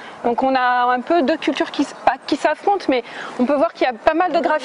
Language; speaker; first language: French; native; French